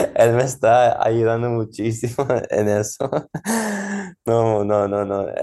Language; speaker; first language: Spanish; early bilingual, heritage; Spanish